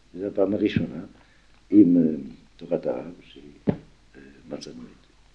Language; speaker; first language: Hebrew; non-native, fluent; French